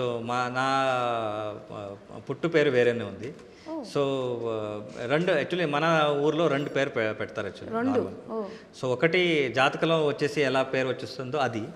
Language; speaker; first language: Telugu; non-native, local second language; Kannada